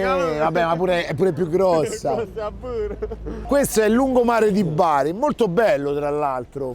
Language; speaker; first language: Italian; native; Italian